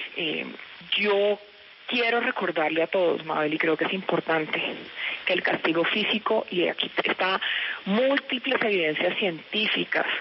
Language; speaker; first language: Spanish; native; Spanish